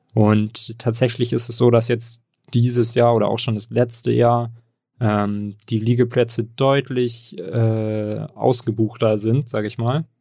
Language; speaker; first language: German; native; German